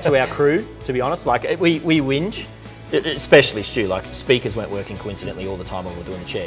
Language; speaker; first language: English; native; English